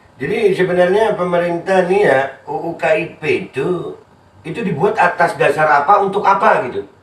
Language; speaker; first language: Indonesian; native; Indonesian